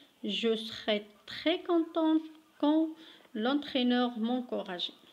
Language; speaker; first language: French; non-native, local second language; Arabic